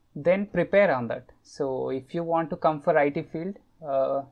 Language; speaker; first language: English; non-native, local second language; Kannada